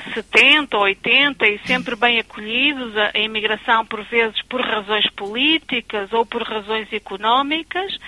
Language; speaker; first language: Portuguese; early bilingual, other home language; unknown